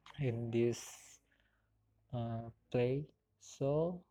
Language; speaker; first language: English; non-native, learner; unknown